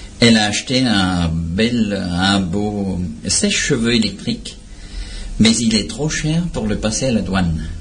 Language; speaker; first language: French; native; French